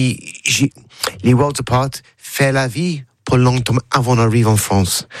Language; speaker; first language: French; non-native, learner; English